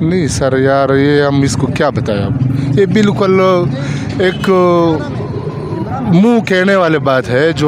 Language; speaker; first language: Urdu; non-native, local second language; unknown